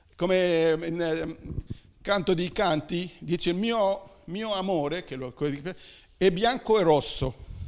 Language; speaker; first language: Italian; non-native, fluent; Arabic